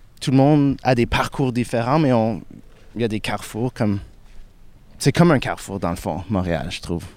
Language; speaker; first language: French; non-native, local second language; English